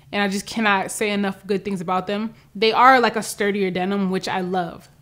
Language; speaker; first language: English; native; English